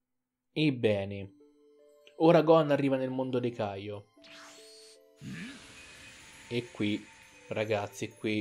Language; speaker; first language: Italian; native; Italian